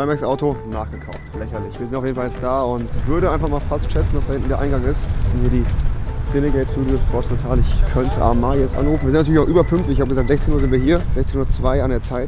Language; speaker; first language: German; native; German